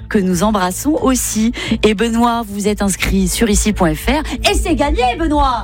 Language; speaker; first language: French; native; French